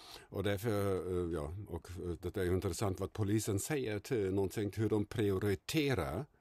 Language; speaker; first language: Swedish; non-native, fluent; German